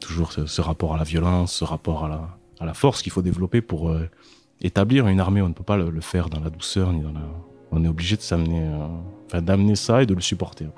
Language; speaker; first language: French; native; French